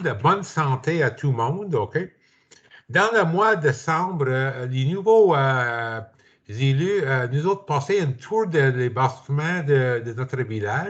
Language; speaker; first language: French; non-native, learner; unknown